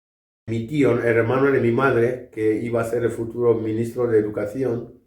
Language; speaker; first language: Spanish; non-native, learner; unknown